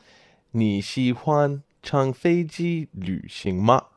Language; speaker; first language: Chinese; non-native, learner; English